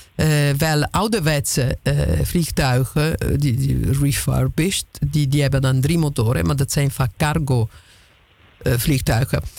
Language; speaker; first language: Dutch; non-native, fluent; Italian